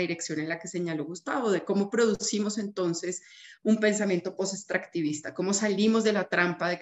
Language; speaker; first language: Spanish; native; Spanish